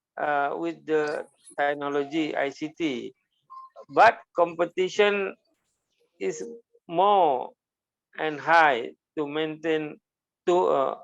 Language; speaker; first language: English; non-native, learner; Malay